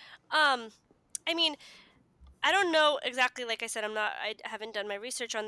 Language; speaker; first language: English; native; English